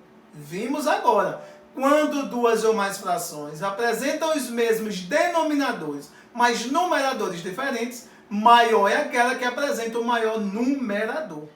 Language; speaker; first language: Portuguese; native; Portuguese